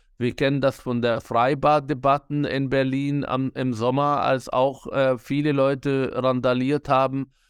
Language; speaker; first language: German; non-native, fluent; Arabic